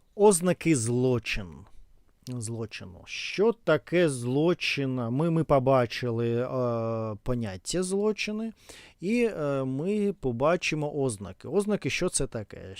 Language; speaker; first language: Ukrainian; non-native, local second language; Russian